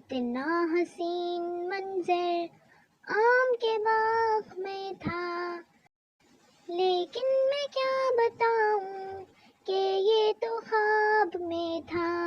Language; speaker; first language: Urdu; native; Urdu